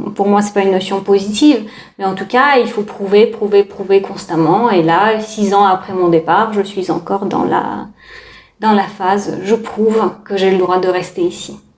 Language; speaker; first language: French; non-native, fluent; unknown